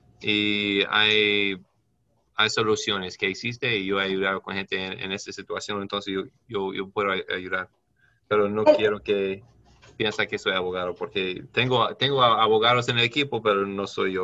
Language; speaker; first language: Spanish; non-native, learner; English